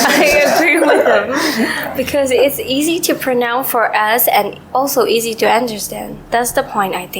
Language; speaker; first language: English; non-native, learner; Burmese